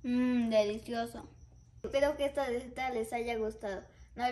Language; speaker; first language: Spanish; native; Spanish